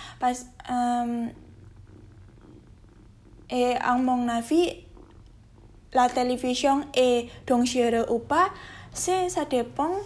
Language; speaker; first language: French; non-native, learner; Indonesian